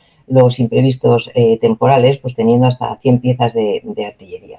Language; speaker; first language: Spanish; native; Spanish